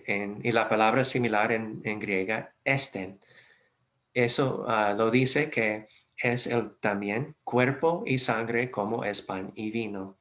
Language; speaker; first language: Spanish; non-native, fluent; English